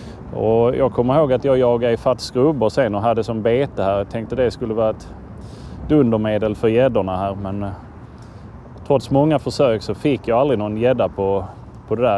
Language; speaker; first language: Swedish; native; Swedish